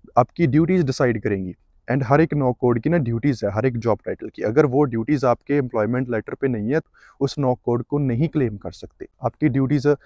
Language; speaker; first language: Hindi; non-native, local second language; Punjabi